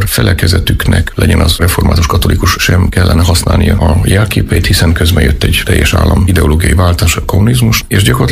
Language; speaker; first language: Hungarian; native; Hungarian